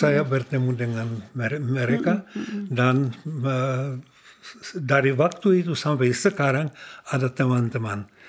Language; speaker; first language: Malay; non-native, learner; Czech